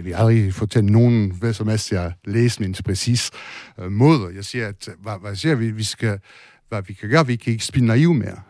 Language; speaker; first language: Danish; non-native, fluent; French